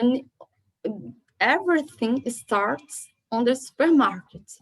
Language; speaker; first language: English; non-native, learner; Portuguese